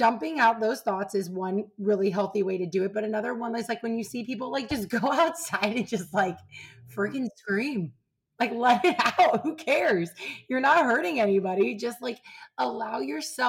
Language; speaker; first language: English; native; English